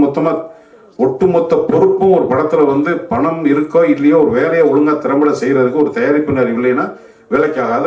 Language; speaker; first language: Tamil; native; Tamil